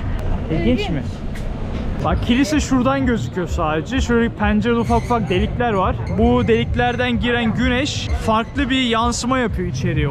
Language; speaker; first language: Turkish; native; Turkish